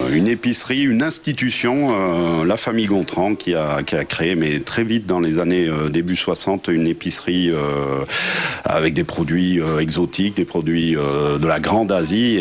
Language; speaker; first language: French; native; French